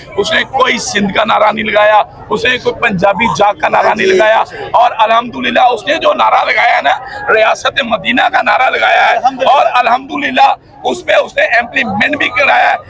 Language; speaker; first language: Urdu; non-native, local second language; Punjabi